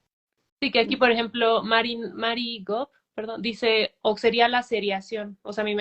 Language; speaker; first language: Spanish; native; Spanish